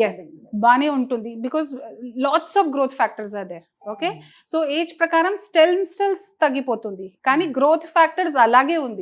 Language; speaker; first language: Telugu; non-native, fluent; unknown